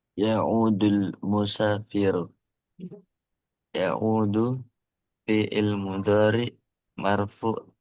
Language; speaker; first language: Arabic; non-native, learner; Indonesian